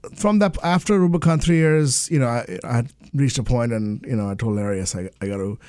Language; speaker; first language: English; non-native, local second language; Bangla